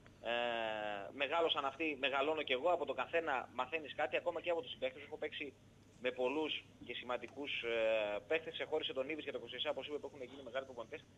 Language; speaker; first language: Greek; native; Greek